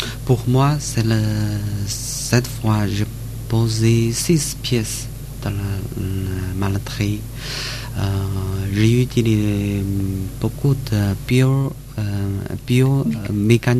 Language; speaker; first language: French; non-native, learner; Chinese